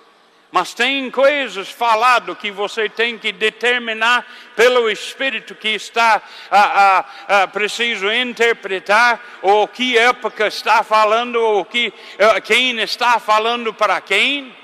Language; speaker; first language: Portuguese; non-native, fluent; English